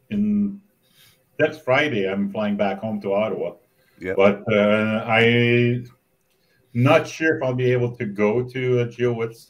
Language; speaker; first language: English; native; English